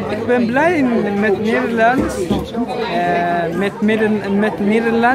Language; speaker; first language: Dutch; non-native, learner; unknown